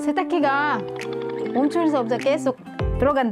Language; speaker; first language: Korean; non-native, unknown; Filipino